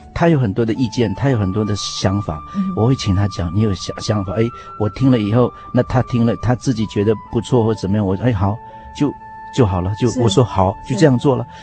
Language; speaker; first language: Chinese; non-native, local second language; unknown